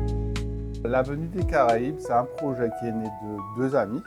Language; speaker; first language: French; native; French